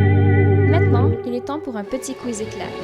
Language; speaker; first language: French; native; French